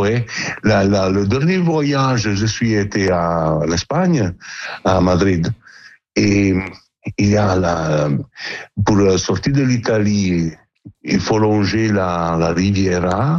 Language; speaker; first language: French; non-native, learner; Italian